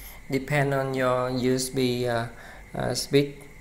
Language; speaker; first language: English; non-native, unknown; Vietnamese